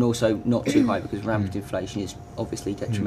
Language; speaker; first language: English; native; English